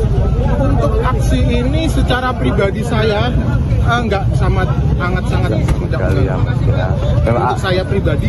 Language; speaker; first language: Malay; non-native, local second language; Javanese